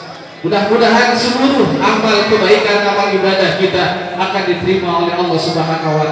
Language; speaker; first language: Indonesian; native; Indonesian